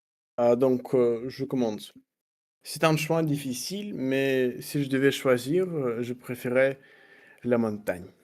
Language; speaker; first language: French; non-native, learner; Russian